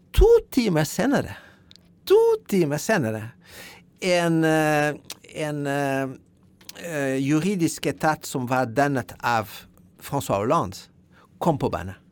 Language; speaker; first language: Norwegian; non-native, fluent; French